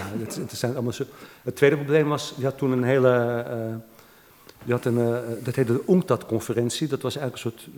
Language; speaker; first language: Dutch; native; Dutch